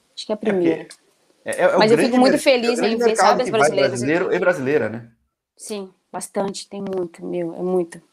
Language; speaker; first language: Portuguese; native; Portuguese